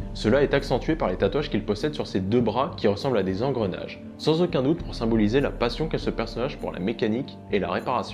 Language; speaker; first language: French; native; French